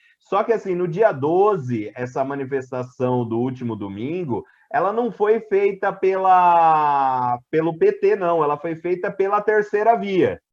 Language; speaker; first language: Portuguese; native; Portuguese